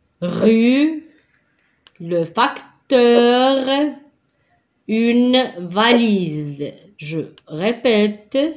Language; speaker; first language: French; non-native, local second language; Arabic